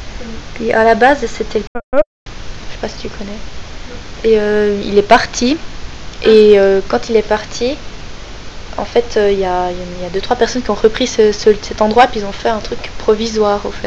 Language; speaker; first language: French; native; French